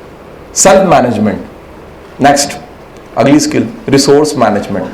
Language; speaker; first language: Urdu; native; Urdu